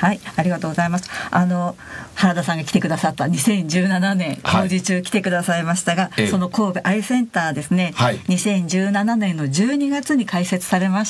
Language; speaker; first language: Japanese; native; Japanese